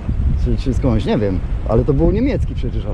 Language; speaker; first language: Polish; native; Polish